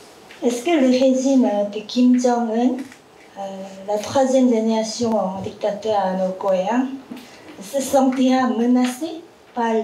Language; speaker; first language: French; non-native, fluent; Korean